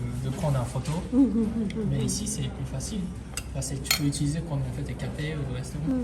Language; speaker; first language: French; non-native, fluent; Japanese